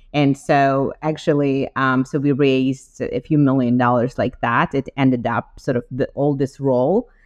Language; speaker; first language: English; non-native, fluent; Ukrainian